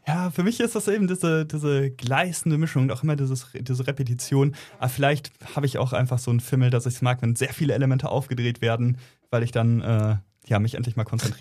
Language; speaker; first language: German; native; German